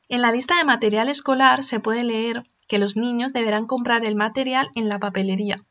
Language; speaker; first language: Spanish; early bilingual, other home language; Chinese